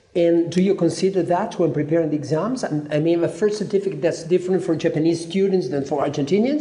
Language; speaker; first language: English; non-native, fluent; Spanish